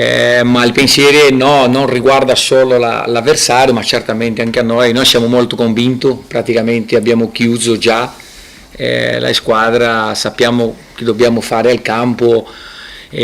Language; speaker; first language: Italian; non-native, fluent; Portuguese